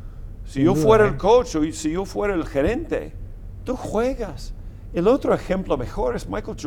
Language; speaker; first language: Spanish; non-native, fluent; English